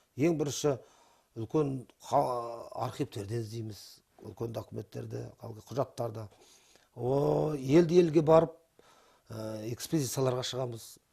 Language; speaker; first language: Kazakh; native; Kazakh